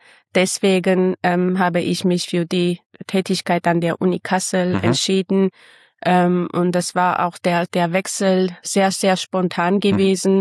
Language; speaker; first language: German; non-native, fluent; Armenian